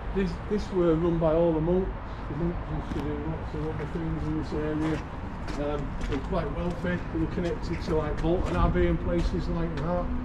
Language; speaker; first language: English; native; English